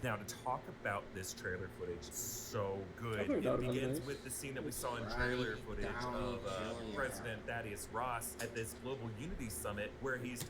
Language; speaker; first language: English; native; English